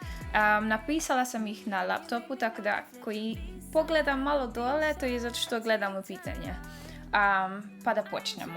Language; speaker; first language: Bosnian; early bilingual, heritage; Dutch